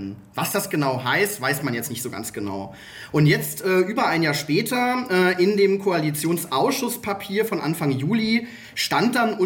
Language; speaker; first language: German; native; German